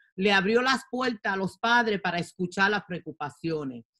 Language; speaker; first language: Spanish; early bilingual, heritage; Spanish